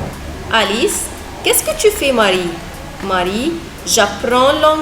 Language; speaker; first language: French; non-native, fluent; Arabic